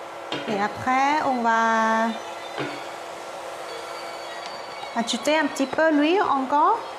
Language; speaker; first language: French; non-native, learner; Thai